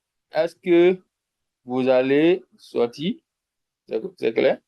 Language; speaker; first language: French; non-native, fluent; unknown